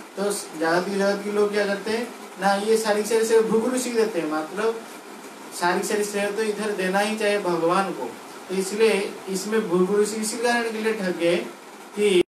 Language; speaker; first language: Hindi; non-native, local second language; Odia